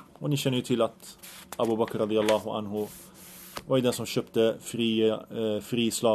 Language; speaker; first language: Swedish; early bilingual, other home language; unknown